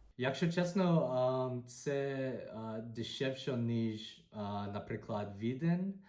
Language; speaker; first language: Ukrainian; non-native, learner; English